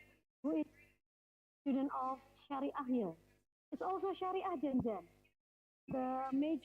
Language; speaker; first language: English; non-native, fluent; Indonesian